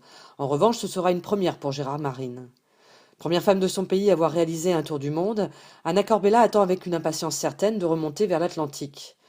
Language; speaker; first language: French; native; French